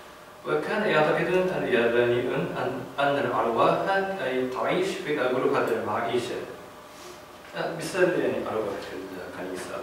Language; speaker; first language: Arabic; non-native, learner; Japanese